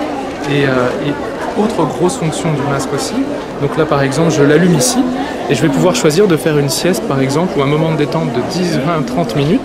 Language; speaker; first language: French; native; French